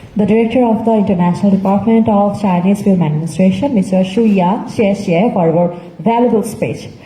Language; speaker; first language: English; non-native, local second language; Bangla